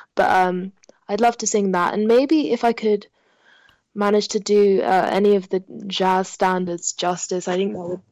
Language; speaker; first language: English; non-native, local second language; French